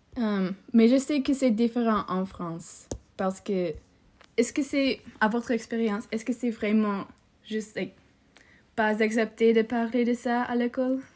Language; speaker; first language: French; non-native, learner; English